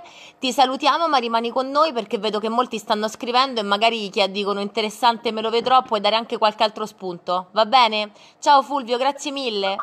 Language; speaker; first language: Italian; native; Italian